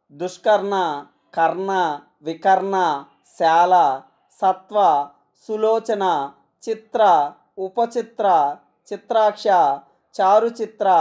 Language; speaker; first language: Telugu; native; Telugu